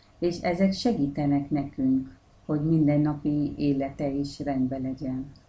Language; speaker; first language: Hungarian; non-native, learner; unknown